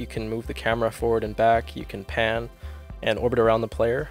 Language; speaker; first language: English; native; English